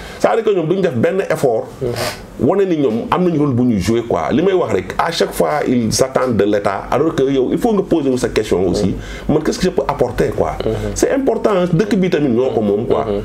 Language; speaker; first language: Wolof; native; Wolof